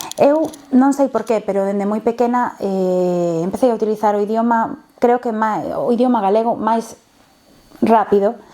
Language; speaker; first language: Galician; non-native, local second language; Spanish